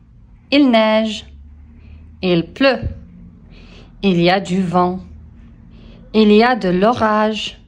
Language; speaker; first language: French; non-native, fluent; English